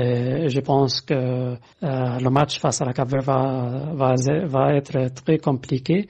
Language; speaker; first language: French; non-native, fluent; Arabic